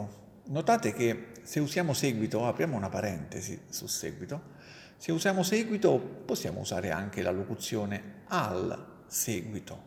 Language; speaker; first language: Italian; native; Italian